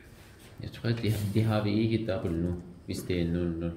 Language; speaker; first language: Danish; non-native, learner; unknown